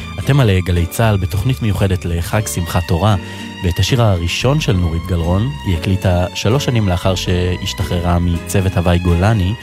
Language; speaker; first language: Hebrew; native; Hebrew